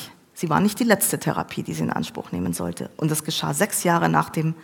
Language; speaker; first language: German; native; German